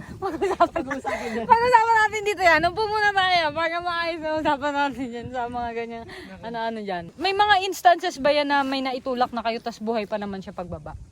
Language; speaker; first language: Filipino; native; Filipino